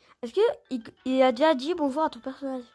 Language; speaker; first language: French; native; French